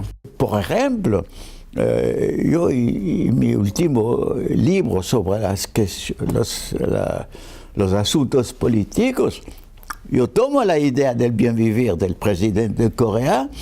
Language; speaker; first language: Spanish; non-native, fluent; French